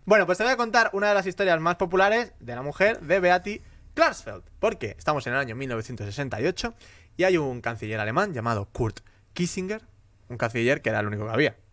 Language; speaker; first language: Spanish; native; Spanish